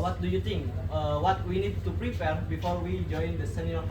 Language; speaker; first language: English; non-native, learner; Indonesian